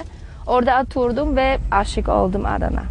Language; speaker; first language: Turkish; non-native, learner; German